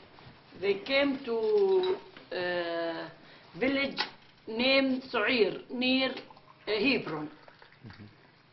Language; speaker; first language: English; non-native, learner; Arabic